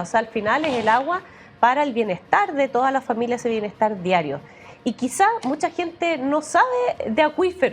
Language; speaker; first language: Spanish; native; Spanish